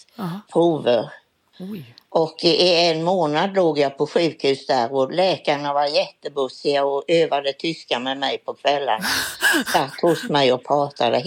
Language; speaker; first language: Swedish; native; Swedish